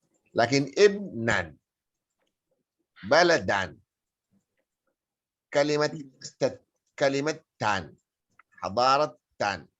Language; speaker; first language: Arabic; native; Arabic